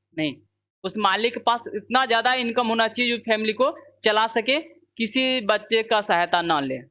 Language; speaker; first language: Hindi; native; Hindi